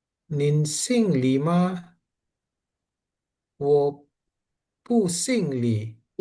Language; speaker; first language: Chinese; non-native, learner; Indonesian